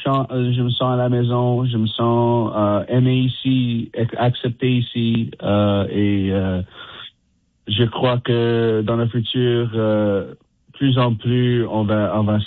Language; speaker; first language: French; non-native, learner; English